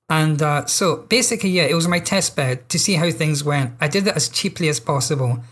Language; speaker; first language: English; native; English